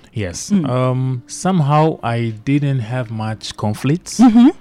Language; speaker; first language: English; non-native, fluent; Portuguese